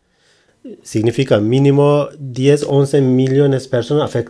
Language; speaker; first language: Spanish; non-native, learner; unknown